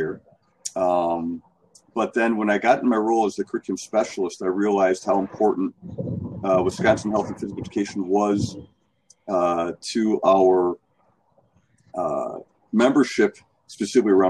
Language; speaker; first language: English; native; English